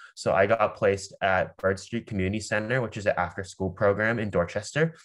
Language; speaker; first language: English; native; English